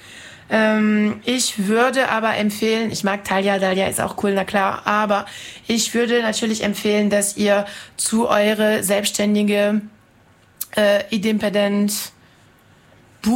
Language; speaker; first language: German; non-native, fluent; French